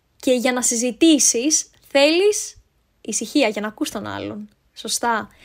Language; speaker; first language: Greek; native; Greek